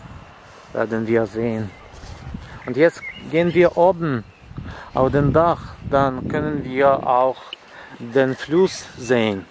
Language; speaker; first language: German; non-native, learner; Ukrainian